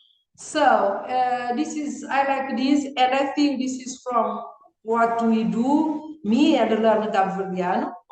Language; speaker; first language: English; non-native, learner; Kabuverdianu